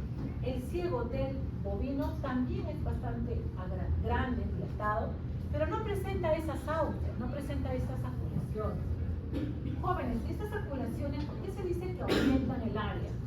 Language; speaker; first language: Spanish; native; Spanish